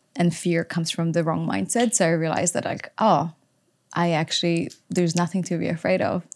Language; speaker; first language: English; non-native, fluent; Polish